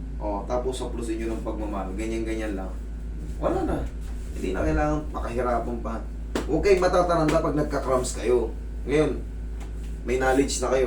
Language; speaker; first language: Filipino; native; Filipino